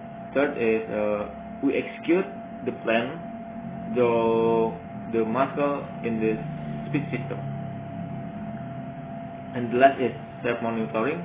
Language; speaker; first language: English; non-native, learner; Indonesian